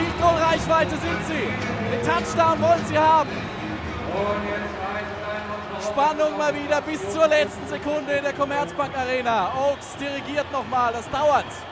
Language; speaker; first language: German; native; German